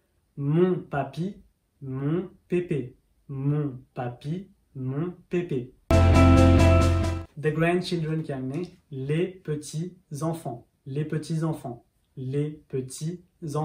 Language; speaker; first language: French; early bilingual, other home language; Sinhala